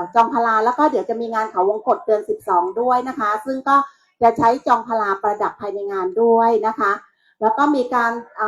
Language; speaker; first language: Thai; non-native, local second language; Shan